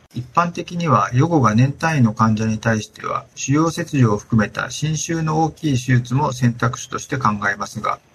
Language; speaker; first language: Japanese; native; Japanese